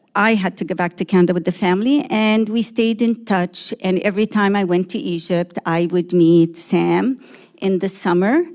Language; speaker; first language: English; early bilingual, other home language; Arabic